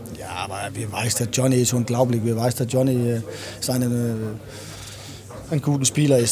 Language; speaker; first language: German; non-native, learner; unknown